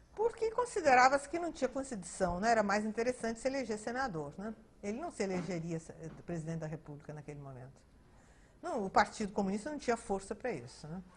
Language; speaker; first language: Portuguese; early bilingual, other home language; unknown